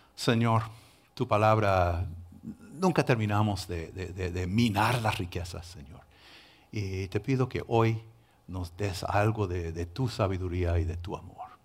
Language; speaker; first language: Spanish; non-native, fluent; English